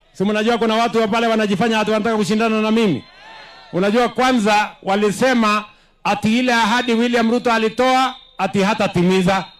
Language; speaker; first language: Swahili; non-native, local second language; Kalenjin